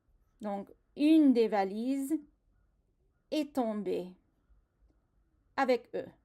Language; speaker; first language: French; non-native, fluent; English